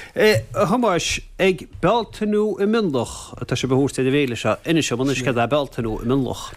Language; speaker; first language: Irish; native; Irish